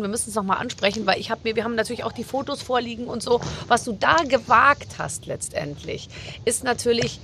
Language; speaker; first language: German; native; German